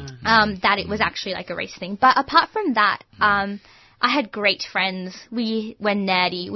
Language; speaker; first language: English; non-native, local second language; Gujarati